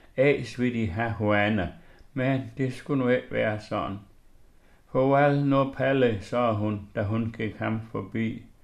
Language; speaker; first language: Danish; native; Danish